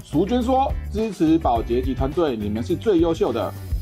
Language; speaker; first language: Chinese; native; Chinese